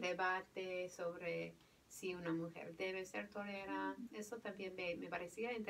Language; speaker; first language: Spanish; non-native, fluent; English